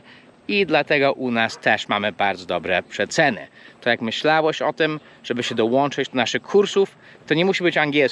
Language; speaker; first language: Polish; non-native, fluent; English